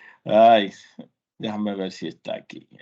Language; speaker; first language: Spanish; native; Spanish